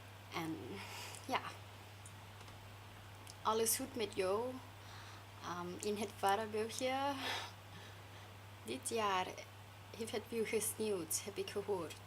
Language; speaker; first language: Dutch; non-native, fluent; Thai